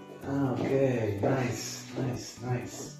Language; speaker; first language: English; non-native, learner; Italian